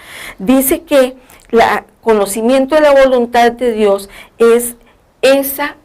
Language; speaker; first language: Spanish; native; Spanish